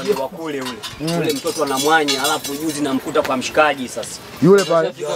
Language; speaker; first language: Swahili; native; Swahili